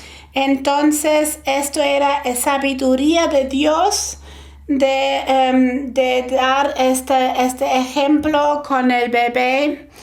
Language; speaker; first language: Spanish; non-native, fluent; German